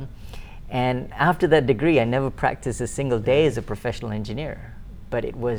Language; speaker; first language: English; non-native, local second language; Malay